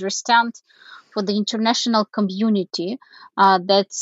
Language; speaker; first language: English; non-native, fluent; Ukrainian